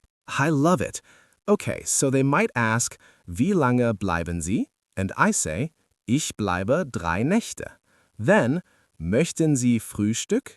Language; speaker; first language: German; non-native, learner; English